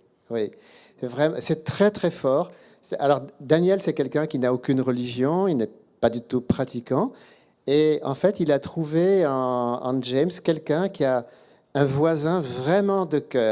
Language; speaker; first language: French; native; French